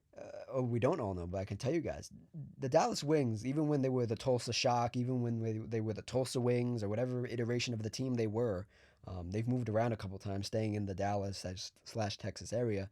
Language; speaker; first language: English; native; English